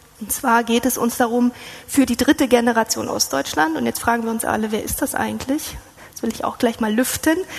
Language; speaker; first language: German; native; German